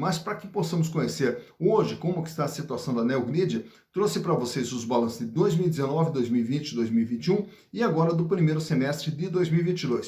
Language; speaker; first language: Portuguese; native; Portuguese